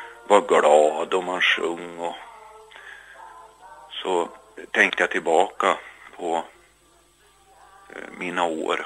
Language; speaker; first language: Swedish; native; Swedish